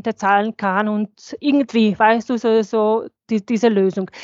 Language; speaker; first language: German; non-native, fluent; Bosnian